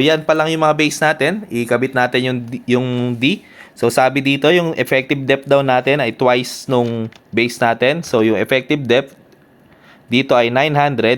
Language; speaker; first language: Filipino; native; Filipino